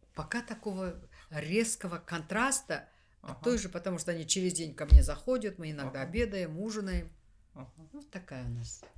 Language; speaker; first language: Russian; non-native, local second language; Kazakh